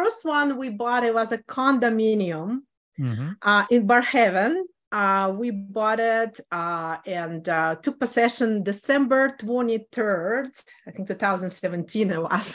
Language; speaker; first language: English; non-native, fluent; Russian